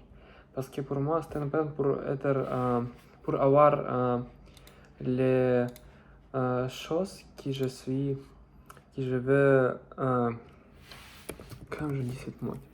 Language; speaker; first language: French; non-native, learner; Russian